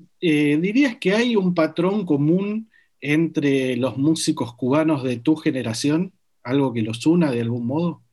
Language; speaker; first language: Spanish; native; Spanish